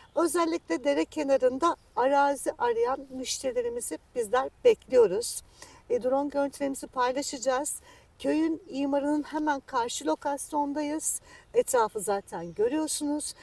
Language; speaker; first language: Turkish; native; Turkish